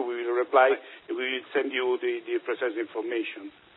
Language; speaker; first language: English; non-native, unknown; Italian